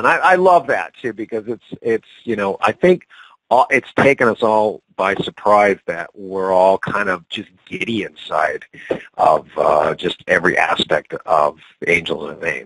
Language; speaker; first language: English; native; English